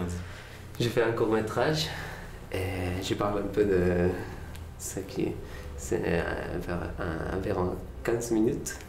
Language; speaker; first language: French; non-native, learner; Spanish